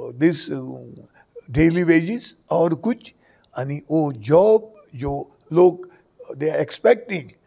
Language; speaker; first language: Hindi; non-native, local second language; Konkani